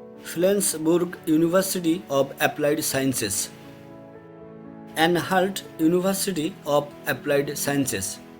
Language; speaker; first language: English; non-native, fluent; Bangla